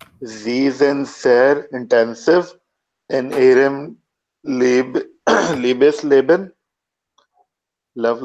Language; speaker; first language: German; non-native, learner; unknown